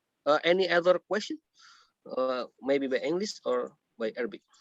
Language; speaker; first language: English; non-native, learner; Indonesian